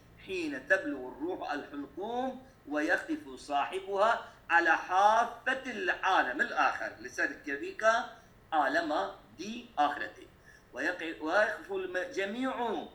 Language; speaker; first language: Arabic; non-native, fluent; Kurdish